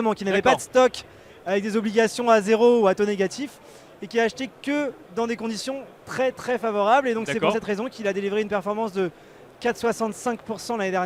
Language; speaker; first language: French; native; French